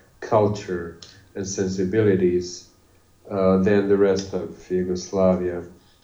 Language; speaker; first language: English; non-native, fluent; Bosnian